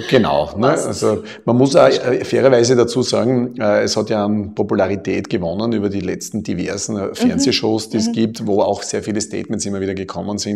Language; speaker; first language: German; native; German